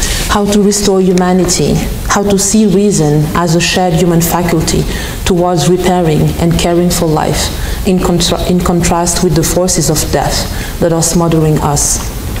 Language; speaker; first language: English; non-native, fluent; French